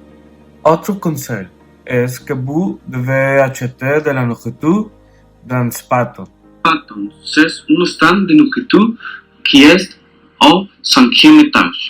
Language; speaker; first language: French; non-native, learner; Spanish